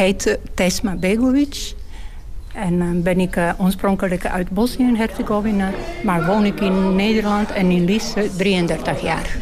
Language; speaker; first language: Dutch; non-native, learner; Bosnian